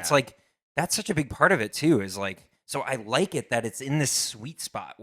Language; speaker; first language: English; native; English